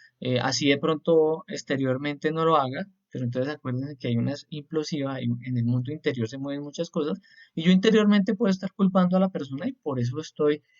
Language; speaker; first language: Spanish; native; Spanish